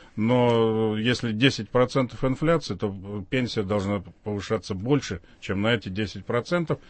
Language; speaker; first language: Russian; native; Russian